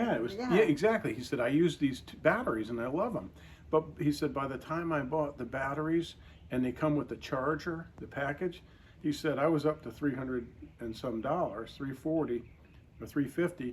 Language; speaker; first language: English; native; English